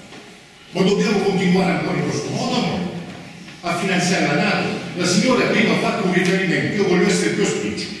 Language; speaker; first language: Italian; native; Italian